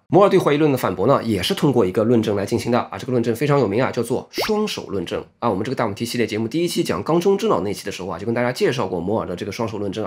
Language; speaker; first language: Chinese; native; Chinese